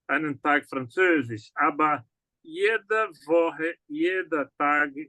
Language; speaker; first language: German; non-native, learner; Portuguese